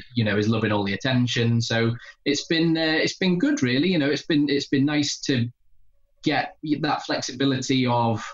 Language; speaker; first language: English; native; English